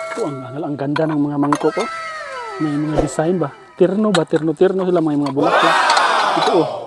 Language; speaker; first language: Filipino; non-native, local second language; Cebuano